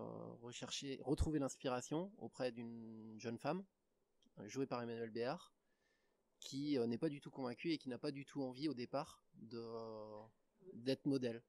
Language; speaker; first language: French; native; French